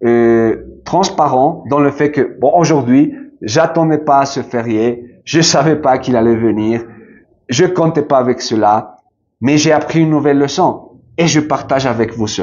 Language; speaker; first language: French; non-native, fluent; Spanish